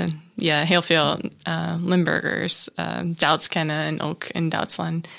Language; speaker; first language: Dutch; non-native, learner; English